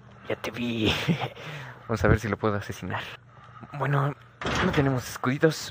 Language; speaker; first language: Spanish; native; Spanish